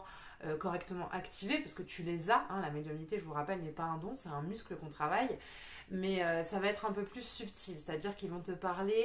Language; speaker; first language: French; native; French